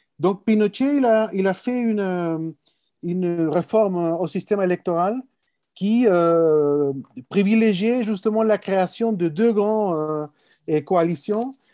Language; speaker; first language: French; non-native, fluent; Spanish